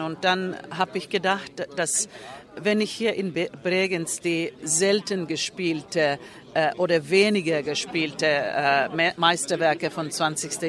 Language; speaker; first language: German; non-native, fluent; Finnish